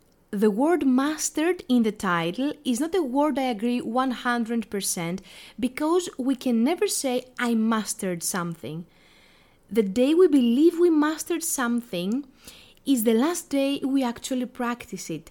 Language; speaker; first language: English; non-native, fluent; Greek